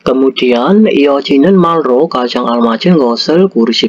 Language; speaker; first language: Korean; non-native, learner; Indonesian